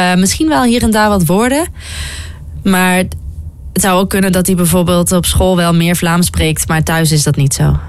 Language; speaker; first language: Dutch; native; Dutch